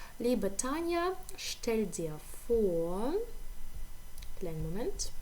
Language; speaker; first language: German; non-native, fluent; Ukrainian